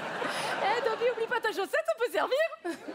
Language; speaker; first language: French; native; French